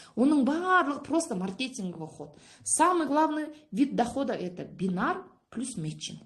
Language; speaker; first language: Russian; non-native, local second language; Kazakh